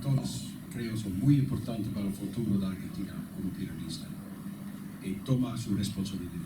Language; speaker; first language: Spanish; non-native, learner; Dutch